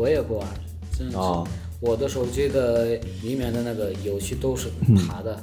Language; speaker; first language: Chinese; non-native, learner; Turkmen